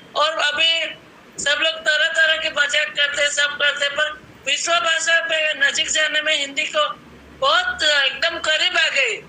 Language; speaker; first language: Hindi; non-native, local second language; Gujarati